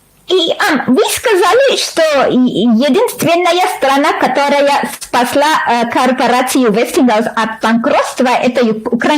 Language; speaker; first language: Russian; non-native, learner; English